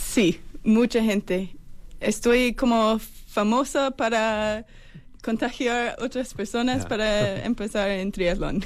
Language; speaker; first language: Spanish; non-native, fluent; English